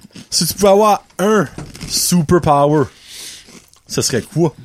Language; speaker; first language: French; native; French